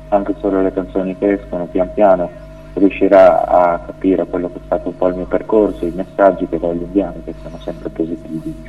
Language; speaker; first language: Italian; early bilingual, other home language; Portuguese